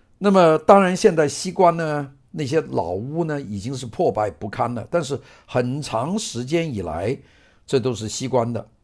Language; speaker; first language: Chinese; non-native, local second language; Cantonese